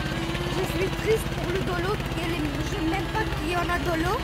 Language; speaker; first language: French; early bilingual, other home language; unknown